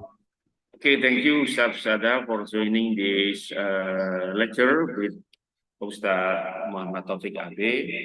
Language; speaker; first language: English; non-native, learner; Indonesian